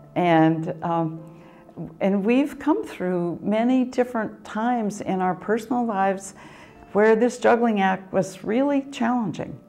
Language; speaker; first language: English; native; English